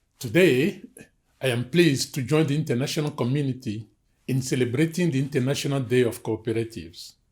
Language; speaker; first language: English; non-native, fluent; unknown